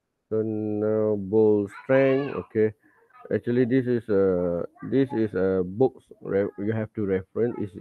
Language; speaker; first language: English; non-native, local second language; Malay